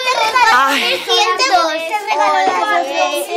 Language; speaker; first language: Spanish; native; Spanish